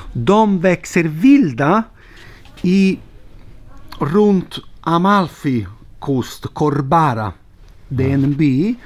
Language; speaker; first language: Swedish; non-native, fluent; Italian